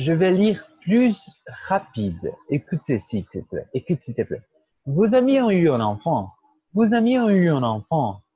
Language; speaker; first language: French; non-native, fluent; Portuguese